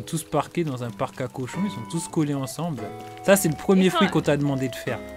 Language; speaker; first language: French; native; French